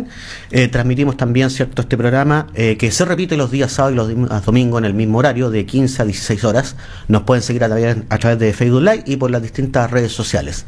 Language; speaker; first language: Spanish; native; Spanish